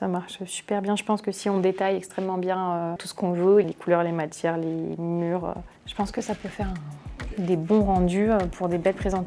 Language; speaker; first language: French; native; French